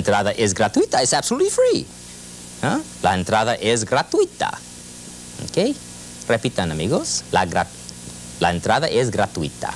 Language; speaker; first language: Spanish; non-native, fluent; English